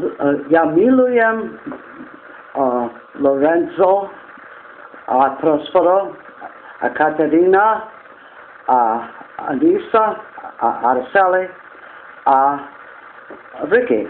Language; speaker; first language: Slovak; early bilingual, heritage; Slovak